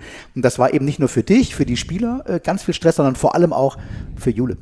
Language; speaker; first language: German; native; German